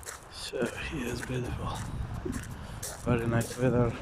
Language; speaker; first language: English; non-native, learner; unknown